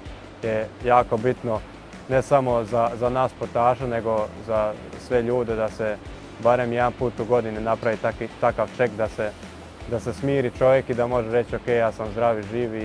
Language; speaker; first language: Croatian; early bilingual, heritage; Croatian